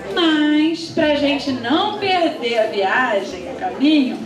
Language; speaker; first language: Portuguese; native; Portuguese